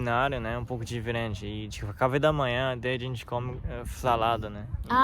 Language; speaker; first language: Portuguese; non-native, learner; Chinese